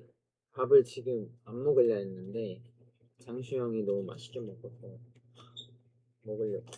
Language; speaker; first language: Korean; non-native, fluent; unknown